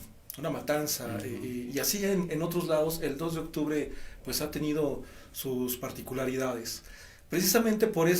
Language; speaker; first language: Spanish; native; Spanish